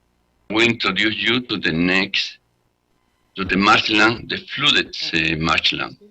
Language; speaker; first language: English; non-native, learner; Spanish